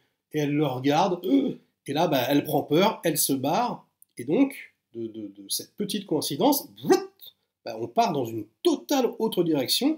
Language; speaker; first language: French; native; French